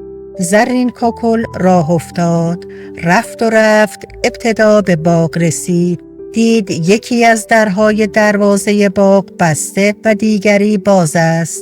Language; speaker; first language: Persian; native; Persian